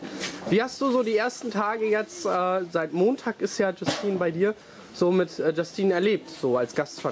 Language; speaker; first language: German; native; German